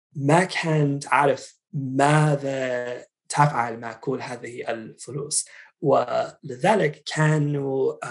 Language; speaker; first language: Arabic; non-native, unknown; English